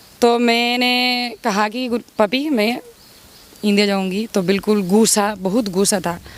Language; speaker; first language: Hindi; non-native, learner; Spanish